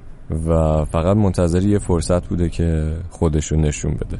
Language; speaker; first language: Persian; native; Persian